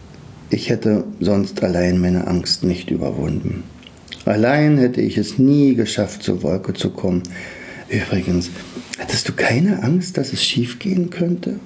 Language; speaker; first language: German; native; German